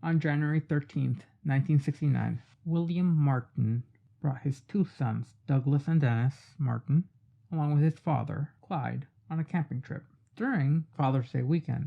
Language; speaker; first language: English; native; English